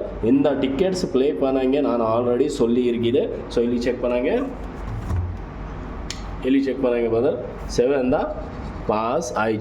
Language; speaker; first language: Tamil; non-native, local second language; Kannada